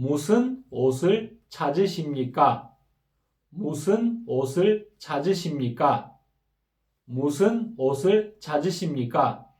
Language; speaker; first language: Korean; non-native, fluent; Kyrgyz